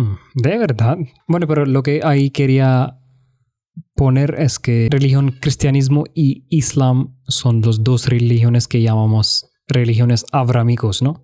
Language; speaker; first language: Spanish; non-native, fluent; Hindi